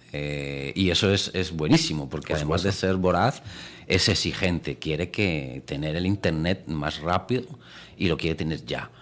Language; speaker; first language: Spanish; native; Spanish